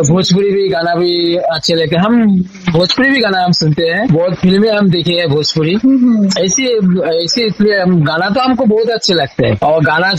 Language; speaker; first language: Hindi; native; Hindi